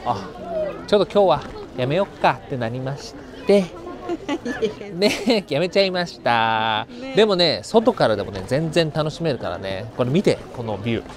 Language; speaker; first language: Japanese; native; Japanese